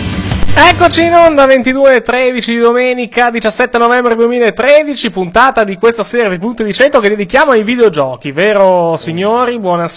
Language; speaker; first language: Italian; native; Italian